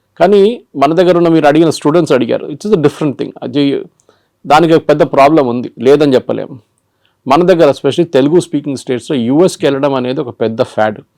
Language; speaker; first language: Telugu; non-native, local second language; Malayalam